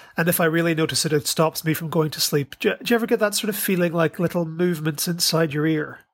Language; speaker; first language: English; native; English